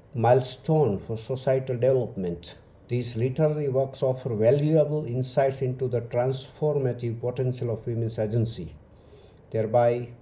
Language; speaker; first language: English; non-native, local second language; Hindi